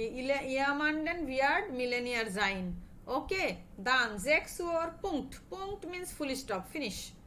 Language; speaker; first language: German; non-native, learner; Bangla